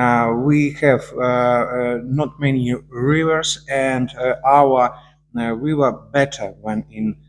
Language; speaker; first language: English; non-native, learner; Russian